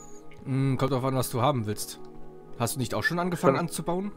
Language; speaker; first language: German; native; German